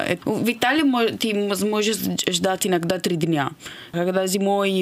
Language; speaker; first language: Russian; non-native, fluent; Italian